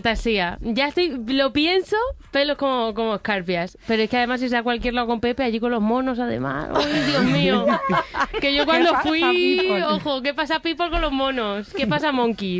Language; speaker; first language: Spanish; native; Spanish